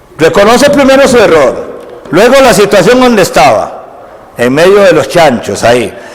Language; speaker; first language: Spanish; native; Spanish